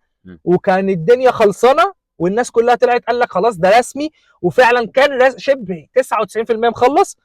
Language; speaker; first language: Arabic; native; Arabic